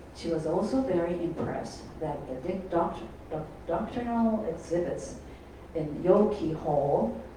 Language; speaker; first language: English; non-native, fluent; Japanese